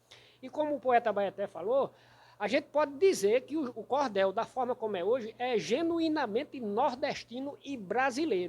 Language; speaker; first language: Portuguese; native; Portuguese